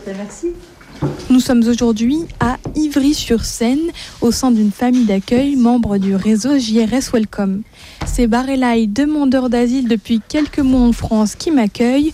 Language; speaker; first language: French; native; French